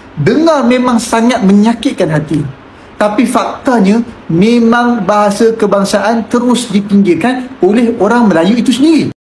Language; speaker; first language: Malay; native; Malay